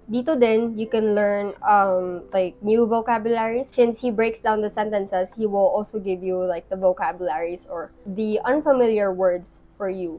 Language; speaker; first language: English; non-native, local second language; Filipino